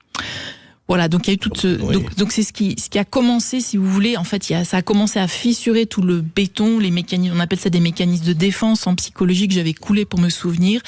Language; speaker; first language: French; native; French